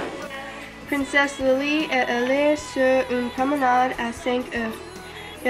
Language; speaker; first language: French; non-native, learner; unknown